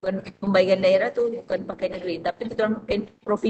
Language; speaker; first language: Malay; non-native, local second language; Buginese